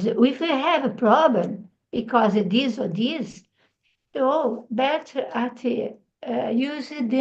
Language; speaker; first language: English; non-native, learner; Portuguese